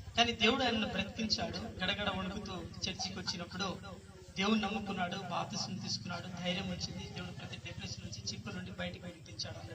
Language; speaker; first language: Telugu; non-native, local second language; Lambadi